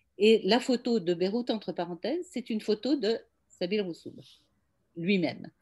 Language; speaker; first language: French; native; French